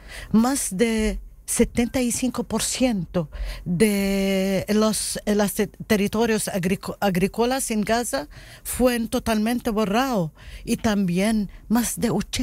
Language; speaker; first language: Spanish; non-native, learner; Arabic